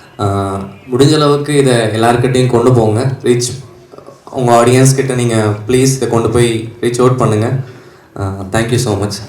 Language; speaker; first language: Tamil; native; Tamil